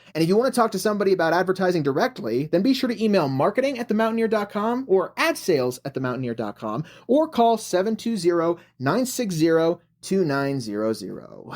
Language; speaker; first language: English; native; English